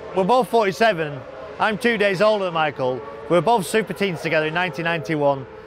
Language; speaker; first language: English; native; English